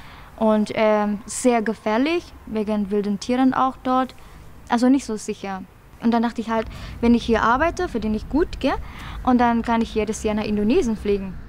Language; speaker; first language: German; non-native, fluent; Indonesian